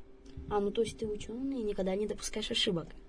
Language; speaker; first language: Russian; native; Russian